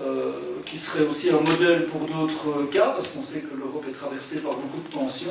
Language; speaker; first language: French; native; French